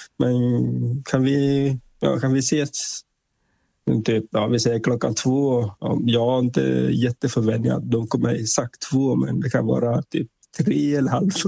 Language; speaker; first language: Swedish; non-native, fluent; Vietnamese